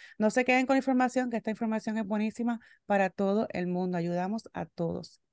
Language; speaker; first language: Spanish; native; Spanish